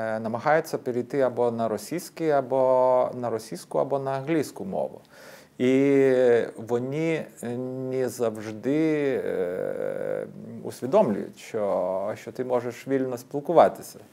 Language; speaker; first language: Ukrainian; non-native, fluent; Lithuanian